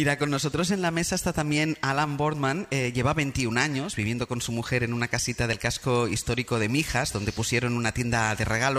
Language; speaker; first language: Spanish; native; Spanish